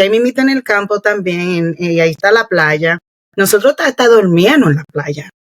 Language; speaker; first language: Spanish; early bilingual, heritage; Spanish